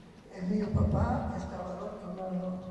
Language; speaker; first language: Spanish; non-native, fluent; English